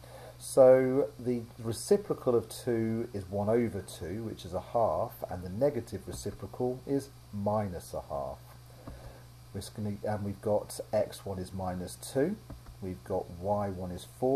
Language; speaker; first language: English; native; English